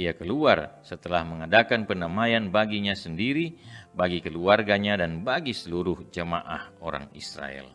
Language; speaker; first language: Indonesian; native; Indonesian